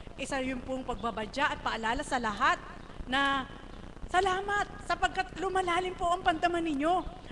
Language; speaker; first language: Filipino; native; Filipino